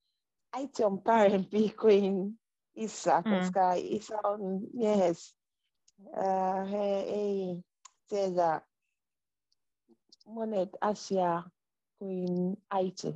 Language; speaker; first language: Finnish; non-native, learner; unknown